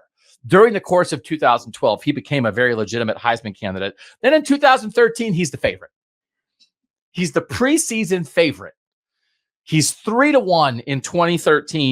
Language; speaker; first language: English; native; English